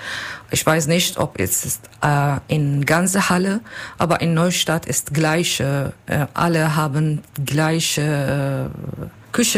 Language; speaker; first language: German; non-native, learner; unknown